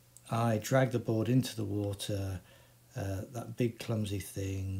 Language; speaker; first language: English; native; English